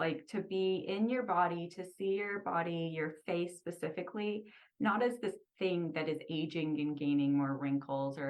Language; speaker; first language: English; native; English